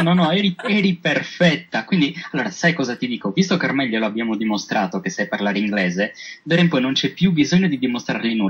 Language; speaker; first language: Italian; native; Italian